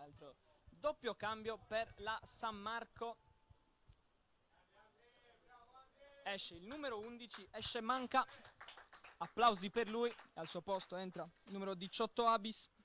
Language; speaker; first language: Italian; native; Italian